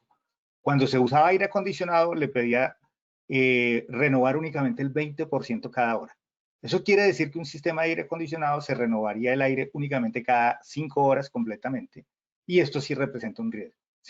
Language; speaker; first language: Spanish; native; Spanish